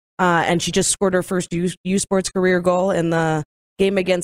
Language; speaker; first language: English; native; English